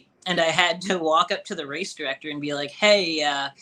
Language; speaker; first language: English; native; English